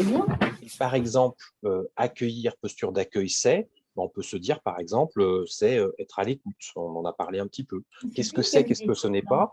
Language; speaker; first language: French; native; French